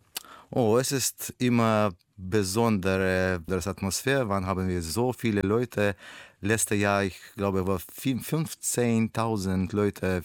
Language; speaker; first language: German; non-native, learner; Russian